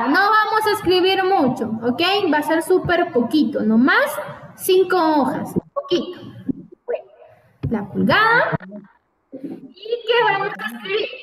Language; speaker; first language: Spanish; native; Spanish